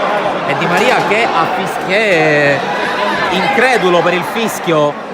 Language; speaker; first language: Italian; native; Italian